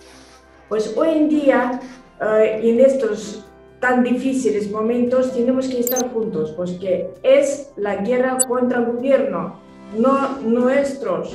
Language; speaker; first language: Spanish; non-native, fluent; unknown